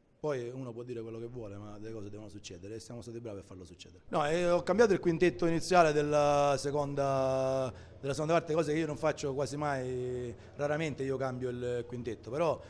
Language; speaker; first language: Italian; native; Italian